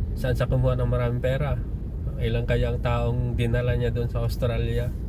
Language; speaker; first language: Filipino; native; Filipino